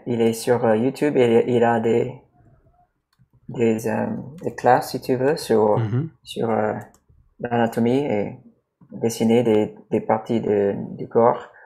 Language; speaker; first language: French; non-native, learner; English